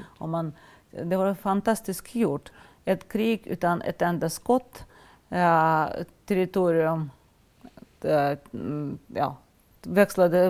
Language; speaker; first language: Swedish; non-native, fluent; Russian